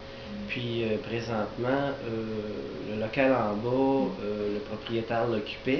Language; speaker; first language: French; native; French